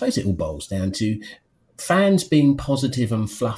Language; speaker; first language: English; native; English